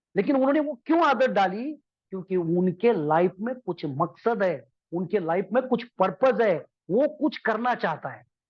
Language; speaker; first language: Hindi; non-native, local second language; Marathi